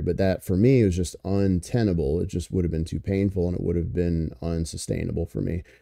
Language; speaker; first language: English; native; English